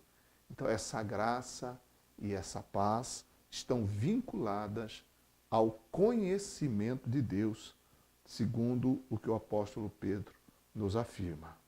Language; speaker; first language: Portuguese; native; Portuguese